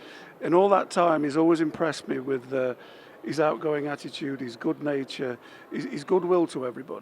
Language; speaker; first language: English; native; English